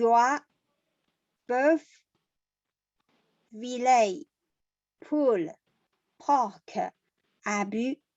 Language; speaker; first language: French; non-native, learner; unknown